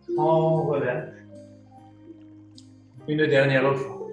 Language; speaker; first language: French; native; French